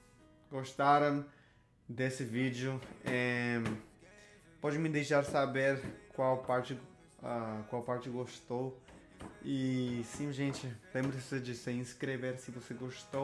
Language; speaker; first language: Portuguese; non-native, learner; Spanish